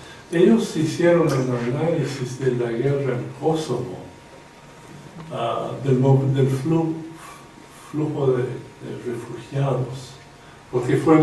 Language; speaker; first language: Spanish; non-native, fluent; English